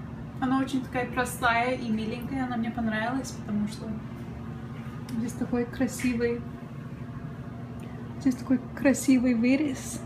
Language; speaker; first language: Russian; early bilingual, heritage; Russian